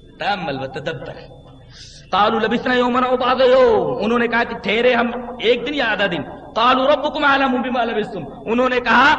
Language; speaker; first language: Urdu; native; Urdu